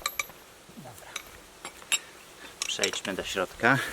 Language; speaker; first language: Polish; native; Polish